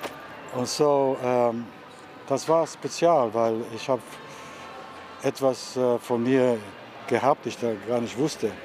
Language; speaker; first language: German; early bilingual, heritage; German